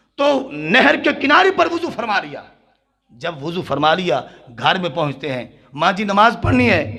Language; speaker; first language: Urdu; non-native, local second language; Punjabi